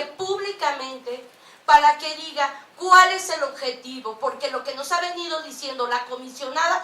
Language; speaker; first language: Spanish; native; Spanish